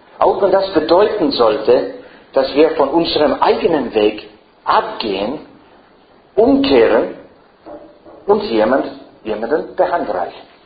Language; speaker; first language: German; non-native, fluent; English